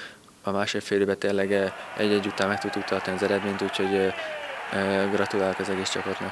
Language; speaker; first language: Hungarian; native; Hungarian